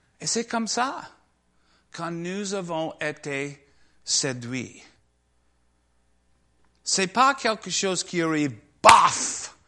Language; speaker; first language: French; non-native, learner; English